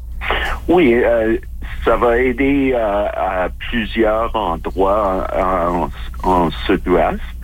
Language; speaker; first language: French; non-native, local second language; English